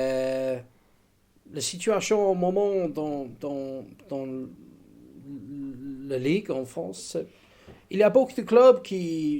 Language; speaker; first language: French; non-native, fluent; English